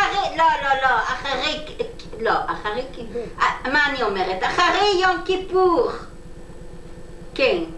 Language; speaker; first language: Hebrew; non-native, learner; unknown